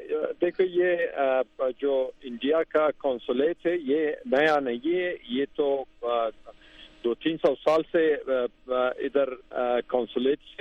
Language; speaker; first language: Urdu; non-native, fluent; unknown